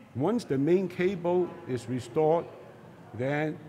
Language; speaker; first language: English; non-native, local second language; Chinese